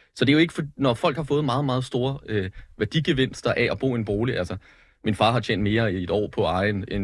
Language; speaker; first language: Danish; native; Danish